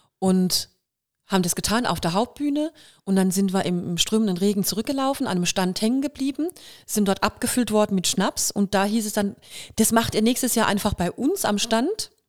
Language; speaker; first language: German; native; German